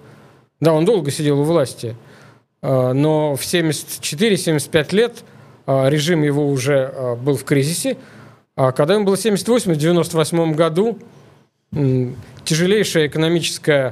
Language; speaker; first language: Russian; native; Russian